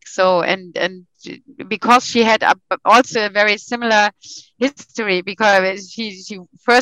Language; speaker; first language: English; non-native, fluent; German